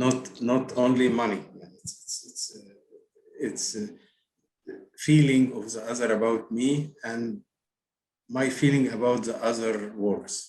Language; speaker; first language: English; non-native, learner; Arabic